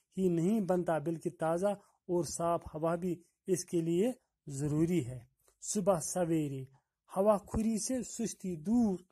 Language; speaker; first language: Urdu; non-native, local second language; Kashmiri